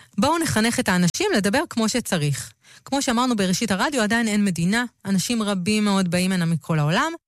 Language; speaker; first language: Hebrew; native; Hebrew